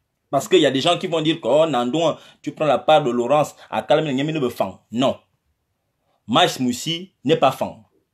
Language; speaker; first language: French; non-native, local second language; Fang